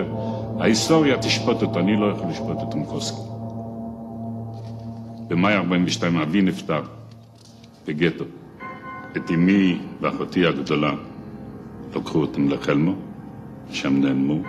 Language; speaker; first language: Hebrew; non-native, fluent; Yiddish